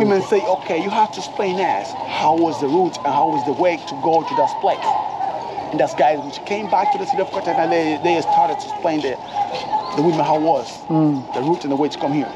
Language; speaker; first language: English; non-native, fluent; Spanish